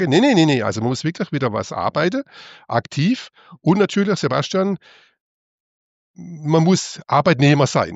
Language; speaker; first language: German; native; German